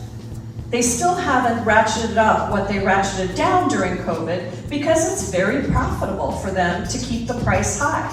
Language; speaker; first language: English; native; English